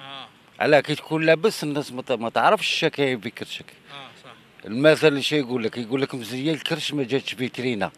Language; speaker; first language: Arabic; native; Arabic